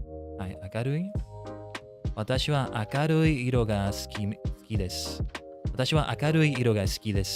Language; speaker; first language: Japanese; non-native, learner; English